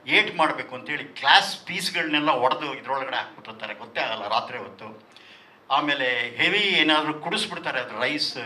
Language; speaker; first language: Kannada; non-native, local second language; Tulu